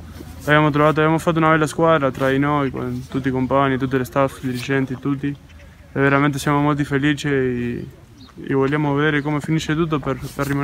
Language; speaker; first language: Italian; non-native, fluent; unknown